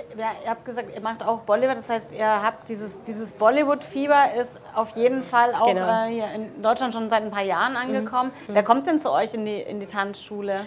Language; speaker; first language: German; native; German